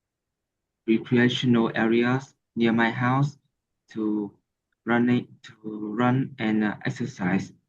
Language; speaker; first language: English; non-native, learner; Vietnamese